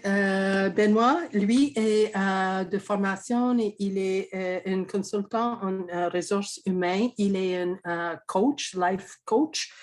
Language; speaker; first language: French; non-native, fluent; English